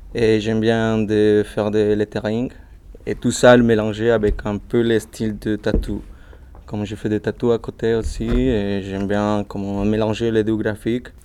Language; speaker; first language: French; non-native, learner; Spanish